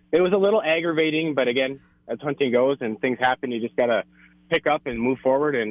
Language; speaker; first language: English; native; English